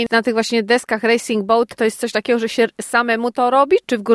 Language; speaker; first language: Polish; native; Polish